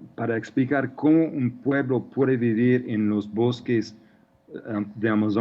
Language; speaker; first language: Spanish; non-native, fluent; English